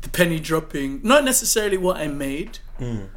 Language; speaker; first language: English; non-native, local second language; Yoruba